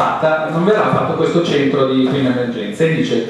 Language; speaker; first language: Italian; native; Italian